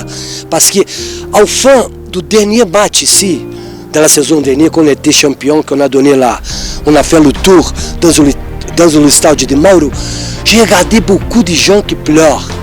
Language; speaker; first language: French; non-native, fluent; Portuguese